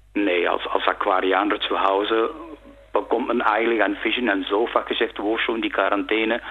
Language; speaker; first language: German; non-native, fluent; Dutch